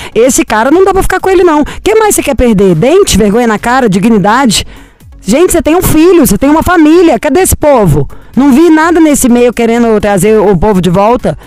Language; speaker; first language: Portuguese; native; Portuguese